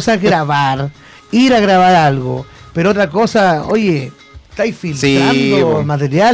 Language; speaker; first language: Spanish; native; Spanish